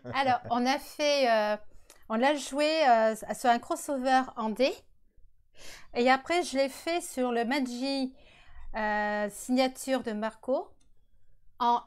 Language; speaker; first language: French; native; French